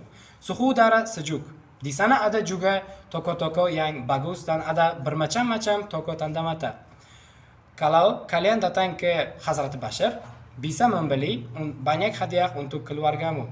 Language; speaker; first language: Indonesian; non-native, learner; Uzbek